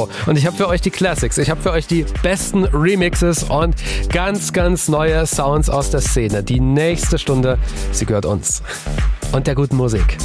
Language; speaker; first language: German; native; German